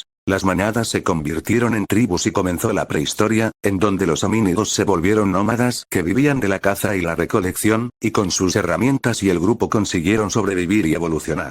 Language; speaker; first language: Spanish; native; Spanish